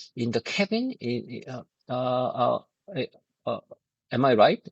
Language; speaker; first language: English; non-native, learner; Korean